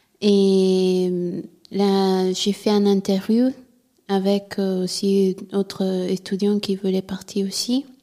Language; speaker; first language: French; non-native, learner; Italian